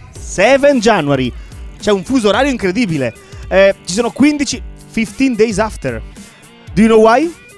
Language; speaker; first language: Italian; native; Italian